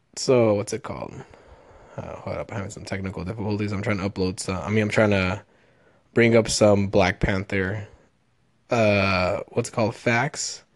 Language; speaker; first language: English; early bilingual, other home language; Spanish